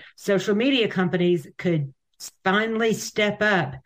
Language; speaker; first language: English; native; English